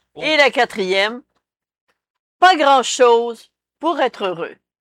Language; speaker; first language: French; native; French